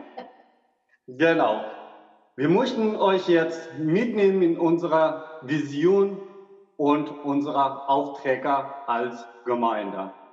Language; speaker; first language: German; non-native, fluent; Persian